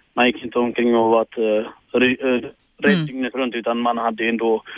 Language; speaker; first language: Swedish; early bilingual, other home language; Tigrinya